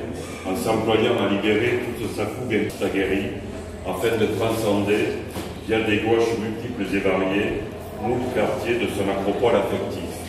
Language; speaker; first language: French; native; French